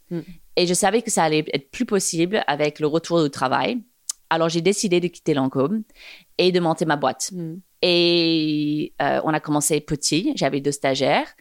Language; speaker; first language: French; non-native, fluent; English